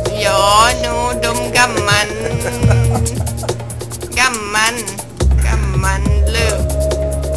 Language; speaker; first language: Swedish; non-native, learner; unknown